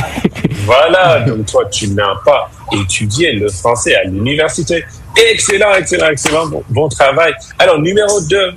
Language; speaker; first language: French; non-native, fluent; English